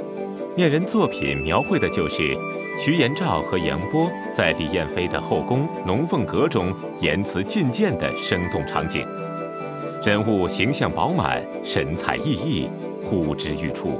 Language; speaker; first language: Chinese; native; Chinese